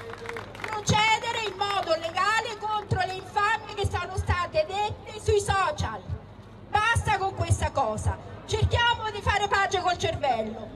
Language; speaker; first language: Italian; native; Italian